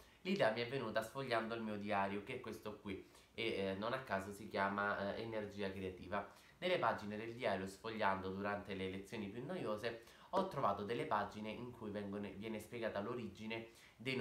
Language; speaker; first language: Italian; native; Italian